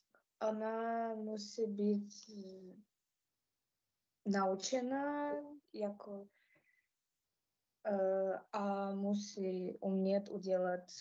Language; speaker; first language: Czech; non-native, learner; Ukrainian